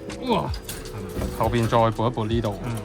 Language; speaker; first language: Chinese; native; Chinese